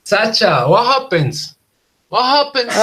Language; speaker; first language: English; non-native, learner; Spanish